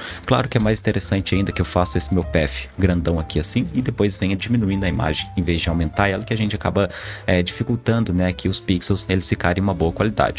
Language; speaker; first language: Portuguese; native; Portuguese